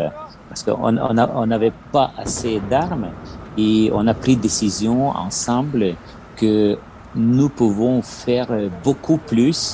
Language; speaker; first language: French; non-native, fluent; Ukrainian